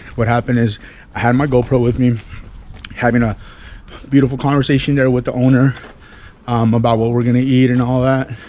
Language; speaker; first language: English; native; English